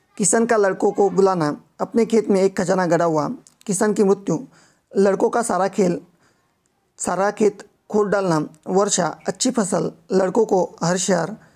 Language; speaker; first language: Hindi; non-native, local second language; Marathi